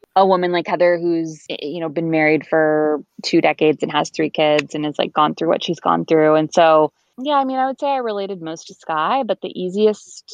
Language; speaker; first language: English; native; English